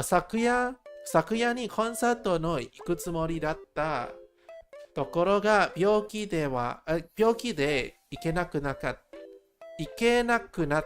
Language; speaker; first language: Japanese; non-native, learner; English